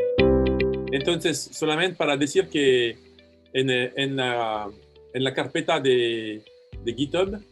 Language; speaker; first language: Spanish; non-native, fluent; French